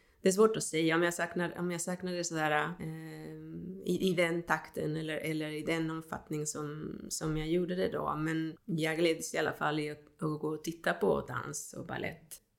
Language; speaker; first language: Swedish; non-native, fluent; Spanish